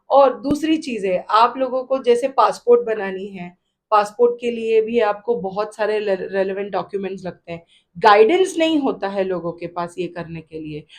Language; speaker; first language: Hindi; non-native, local second language; Gujarati